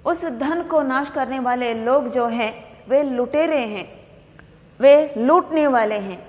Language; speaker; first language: Hindi; non-native, local second language; Kannada